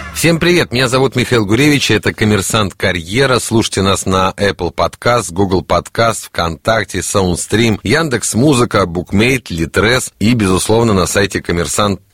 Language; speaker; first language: Russian; native; Russian